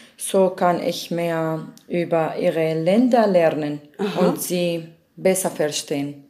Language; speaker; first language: German; non-native, learner; Arabic